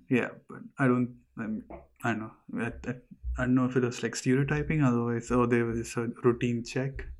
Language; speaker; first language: English; non-native, local second language; Malayalam